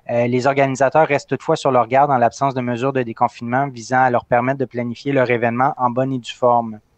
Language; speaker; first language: French; native; French